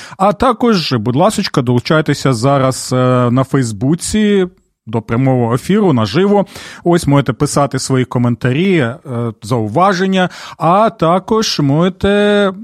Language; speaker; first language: Ukrainian; non-native, local second language; Russian